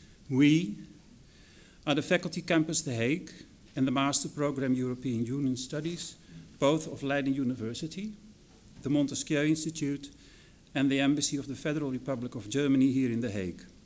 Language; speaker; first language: English; non-native, fluent; Dutch